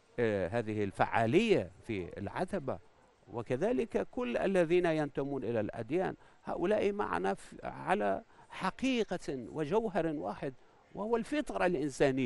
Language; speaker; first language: Arabic; non-native, fluent; Persian